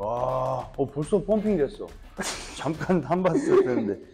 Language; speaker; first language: Korean; native; Korean